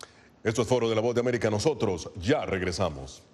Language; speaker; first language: Spanish; native; Spanish